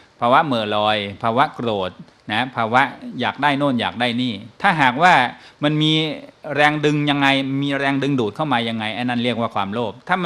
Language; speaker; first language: Thai; native; Thai